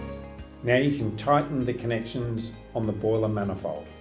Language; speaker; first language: English; native; English